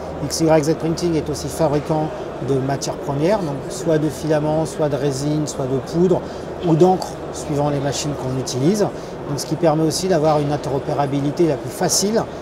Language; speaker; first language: French; native; French